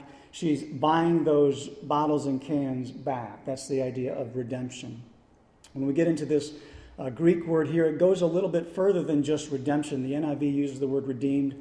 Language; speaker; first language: English; native; English